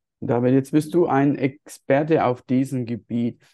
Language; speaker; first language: German; native; German